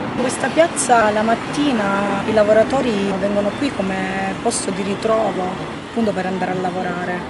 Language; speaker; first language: Italian; native; Italian